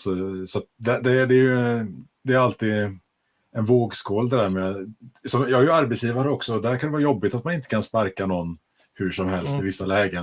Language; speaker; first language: Swedish; native; Swedish